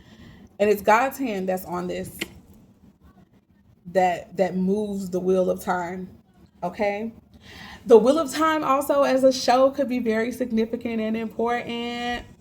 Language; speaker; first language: English; native; English